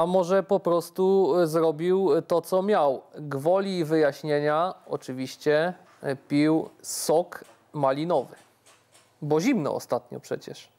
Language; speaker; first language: Polish; native; Polish